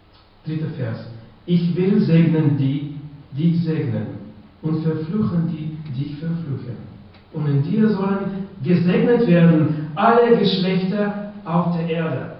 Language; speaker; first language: German; non-native, fluent; Russian